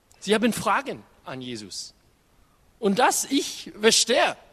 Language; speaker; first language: German; non-native, learner; English